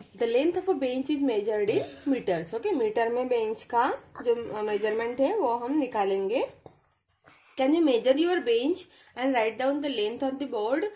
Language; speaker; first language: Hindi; non-native, local second language; Marathi